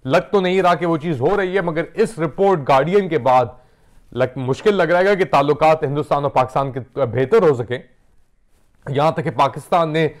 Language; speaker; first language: Urdu; native; Urdu